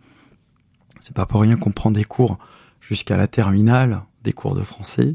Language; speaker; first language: French; native; French